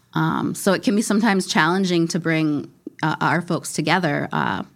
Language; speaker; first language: English; native; English